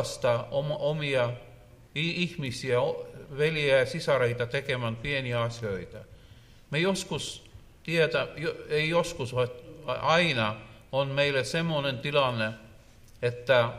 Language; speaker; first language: Finnish; non-native, learner; Russian